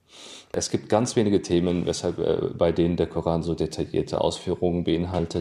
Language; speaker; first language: German; native; German